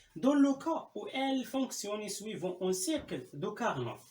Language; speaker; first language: French; non-native, local second language; Arabic